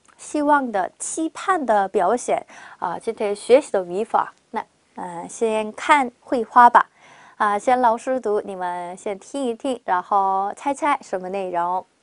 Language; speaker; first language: Chinese; non-native, fluent; Korean